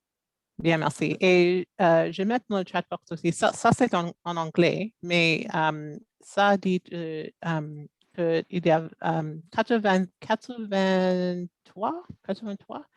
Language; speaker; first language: French; non-native, local second language; English